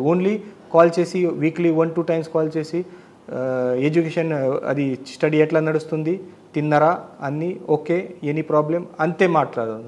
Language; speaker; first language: Telugu; non-native, learner; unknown